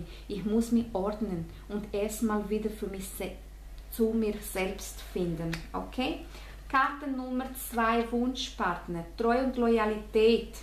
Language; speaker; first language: German; non-native, fluent; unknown